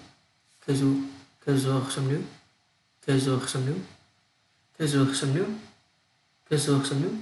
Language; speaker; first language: French; non-native, learner; Vietnamese